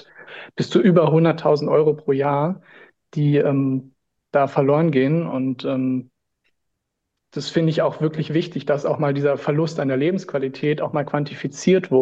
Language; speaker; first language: German; native; German